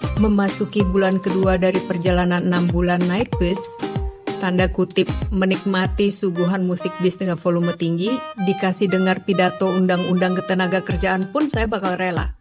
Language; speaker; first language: Indonesian; native; Indonesian